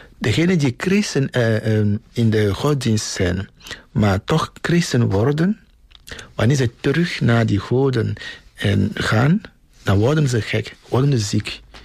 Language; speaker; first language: Dutch; non-native, fluent; Ewe